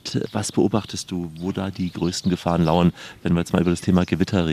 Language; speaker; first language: German; native; German